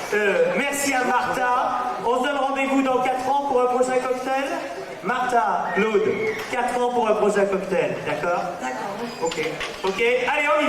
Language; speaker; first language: French; native; French